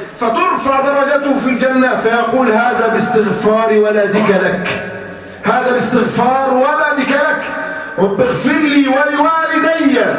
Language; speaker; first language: Arabic; native; Arabic